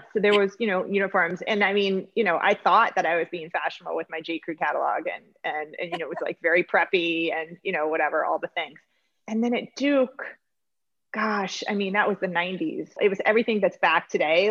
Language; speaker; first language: English; native; English